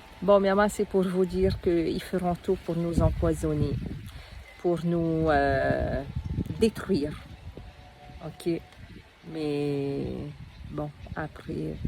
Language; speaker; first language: French; native; French